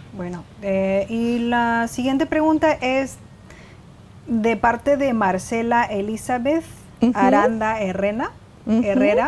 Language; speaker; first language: Spanish; non-native, fluent; Chinese